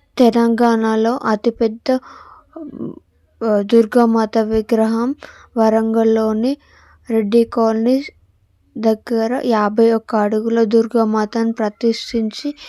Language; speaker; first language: Telugu; native; Telugu